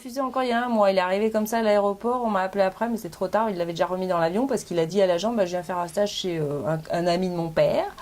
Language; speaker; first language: French; native; French